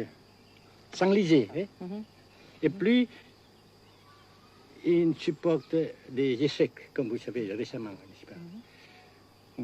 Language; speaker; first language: French; non-native, fluent; Vietnamese